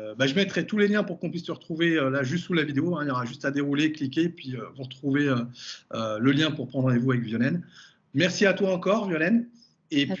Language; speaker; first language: French; native; French